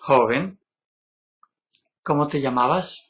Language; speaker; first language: Spanish; native; Spanish